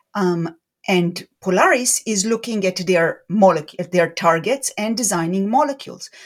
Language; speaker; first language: English; non-native, fluent; Hebrew